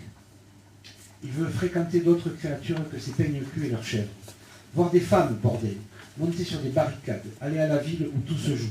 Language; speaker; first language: French; native; French